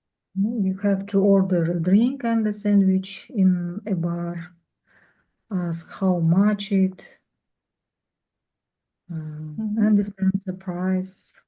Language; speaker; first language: English; non-native, learner; Russian